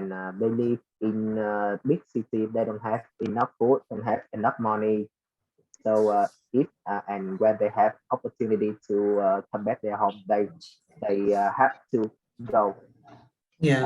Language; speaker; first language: English; non-native, learner; Vietnamese